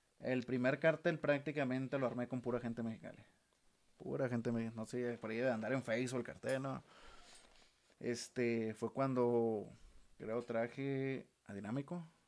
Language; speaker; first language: Spanish; native; Spanish